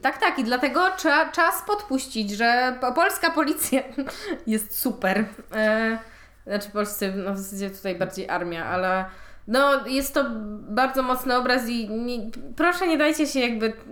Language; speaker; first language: Polish; native; Polish